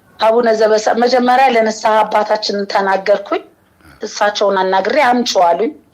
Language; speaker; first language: Amharic; native; Amharic